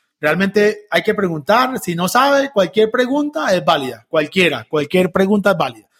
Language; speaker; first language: Spanish; native; Spanish